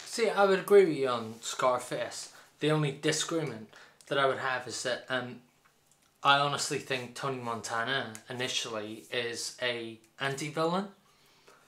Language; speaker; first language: English; native; English